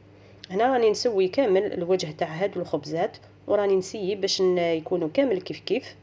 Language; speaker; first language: Arabic; native; Arabic